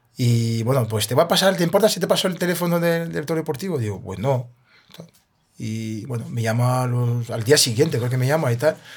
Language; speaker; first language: Spanish; non-native, fluent; French